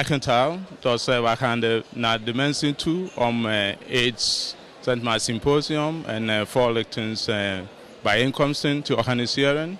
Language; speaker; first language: Dutch; non-native, fluent; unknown